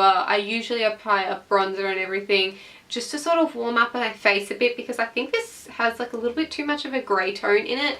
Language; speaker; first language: English; native; English